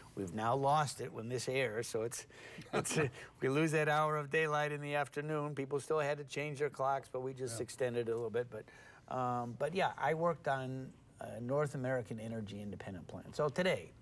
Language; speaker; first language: English; native; English